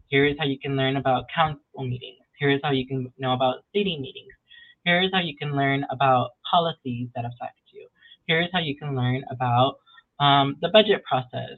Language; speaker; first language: English; early bilingual, other home language; Spanish